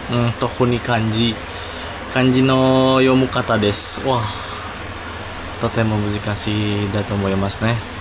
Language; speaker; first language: Japanese; non-native, learner; Indonesian